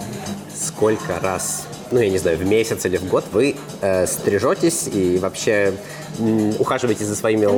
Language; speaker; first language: Russian; native; Russian